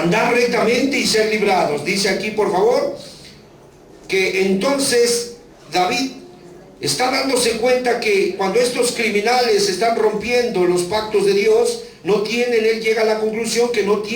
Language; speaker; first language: Spanish; native; Spanish